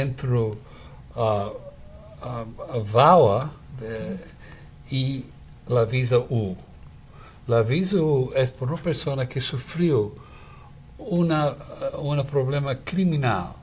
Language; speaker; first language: Spanish; non-native, fluent; Portuguese